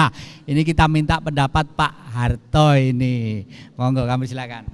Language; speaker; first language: Indonesian; native; Indonesian